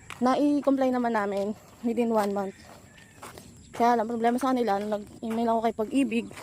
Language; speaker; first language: Filipino; native; Filipino